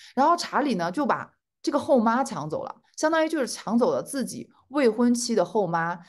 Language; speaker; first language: Chinese; native; Chinese